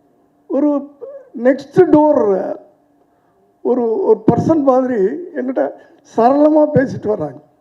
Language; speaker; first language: Tamil; native; Tamil